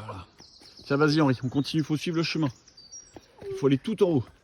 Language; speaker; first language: French; native; French